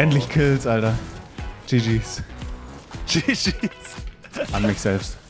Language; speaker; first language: German; native; German